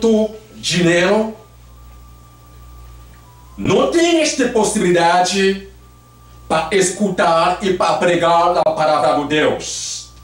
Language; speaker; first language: Portuguese; non-native, learner; Haitian Creole